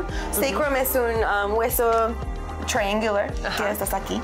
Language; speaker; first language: Spanish; early bilingual, heritage; English